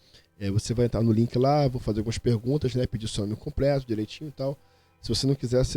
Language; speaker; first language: Portuguese; native; Portuguese